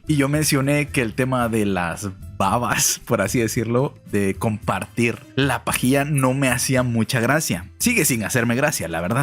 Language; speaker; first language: Spanish; native; Spanish